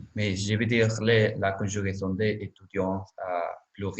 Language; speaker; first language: French; non-native, learner; Spanish